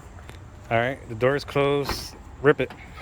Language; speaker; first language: English; native; English